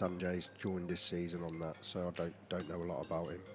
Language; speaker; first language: English; native; English